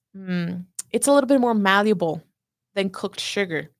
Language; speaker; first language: English; non-native, fluent; Spanish